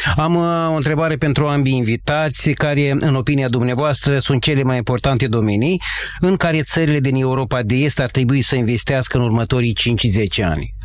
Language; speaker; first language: Romanian; native; Romanian